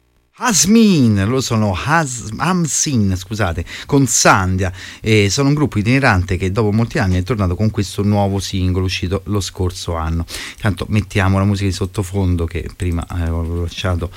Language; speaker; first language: Italian; native; Italian